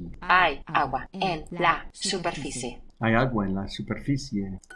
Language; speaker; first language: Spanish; non-native, learner; English